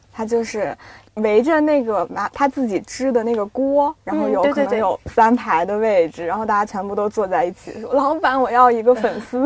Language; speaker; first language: Chinese; native; Chinese